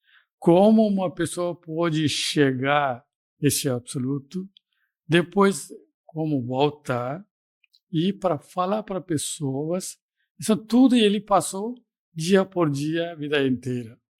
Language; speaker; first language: Portuguese; non-native, fluent; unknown